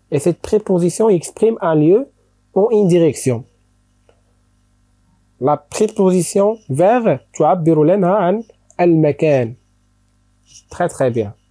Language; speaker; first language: French; non-native, local second language; Arabic